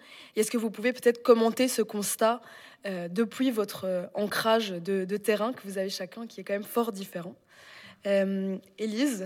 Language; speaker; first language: French; native; French